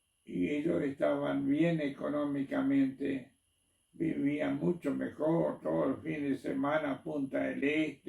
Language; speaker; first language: Spanish; non-native, local second language; German